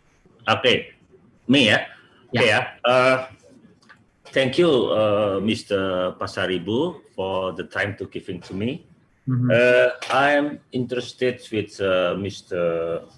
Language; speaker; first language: English; non-native, learner; Indonesian